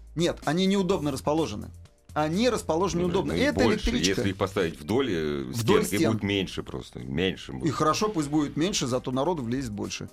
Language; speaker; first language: Russian; native; Russian